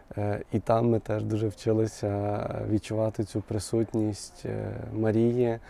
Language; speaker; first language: Ukrainian; native; Ukrainian